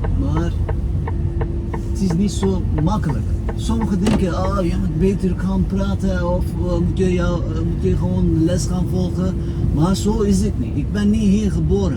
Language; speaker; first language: Dutch; non-native, fluent; Turkish